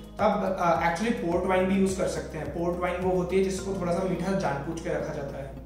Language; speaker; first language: Hindi; native; Hindi